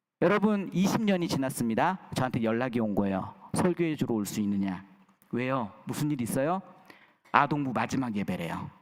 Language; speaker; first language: Korean; native; Korean